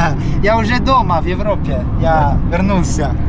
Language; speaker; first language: Russian; non-native, learner; English